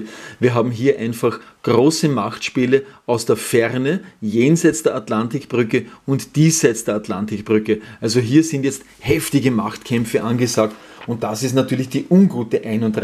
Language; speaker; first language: German; native; German